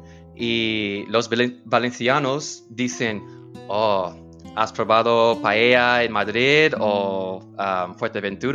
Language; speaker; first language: Spanish; non-native, learner; English